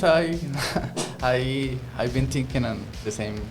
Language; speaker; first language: English; non-native, learner; Spanish